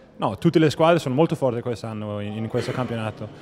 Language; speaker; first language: Italian; non-native, fluent; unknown